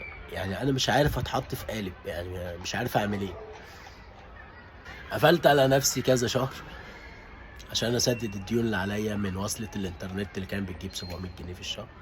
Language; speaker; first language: Arabic; native; Arabic